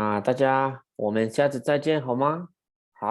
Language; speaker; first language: Chinese; non-native, fluent; Spanish